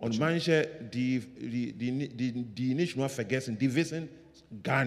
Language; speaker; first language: German; non-native, learner; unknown